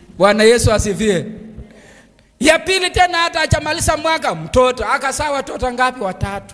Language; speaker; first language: Swahili; non-native, local second language; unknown